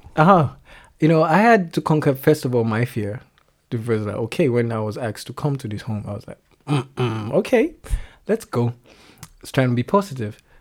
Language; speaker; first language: English; non-native, local second language; Yoruba